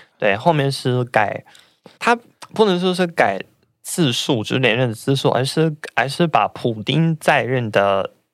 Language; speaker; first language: Chinese; non-native, fluent; Russian